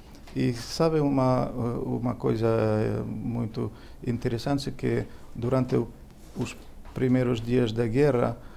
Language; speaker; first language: Portuguese; non-native, fluent; Ukrainian